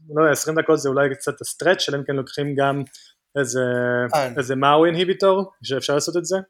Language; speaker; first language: Hebrew; non-native, fluent; Spanish